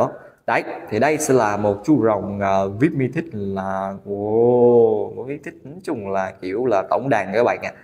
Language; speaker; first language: Vietnamese; native; Vietnamese